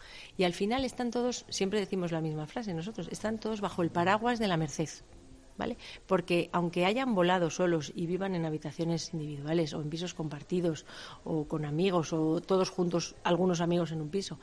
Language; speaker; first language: Spanish; native; Spanish